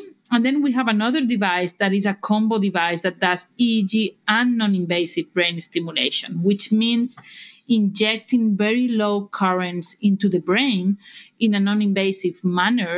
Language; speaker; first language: English; non-native, fluent; Spanish